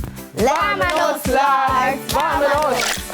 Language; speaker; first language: Spanish; non-native, learner; English